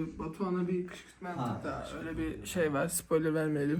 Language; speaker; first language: Turkish; native; Turkish